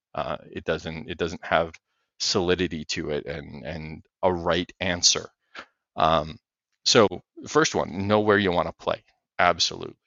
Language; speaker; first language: English; native; English